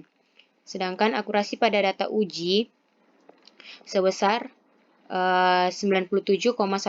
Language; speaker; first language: Indonesian; native; Indonesian